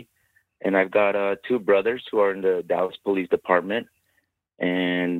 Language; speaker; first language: English; native; English